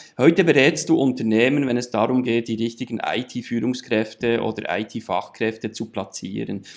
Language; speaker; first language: German; native; German